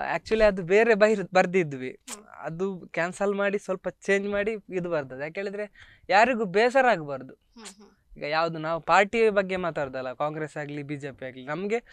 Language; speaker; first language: Kannada; native; Kannada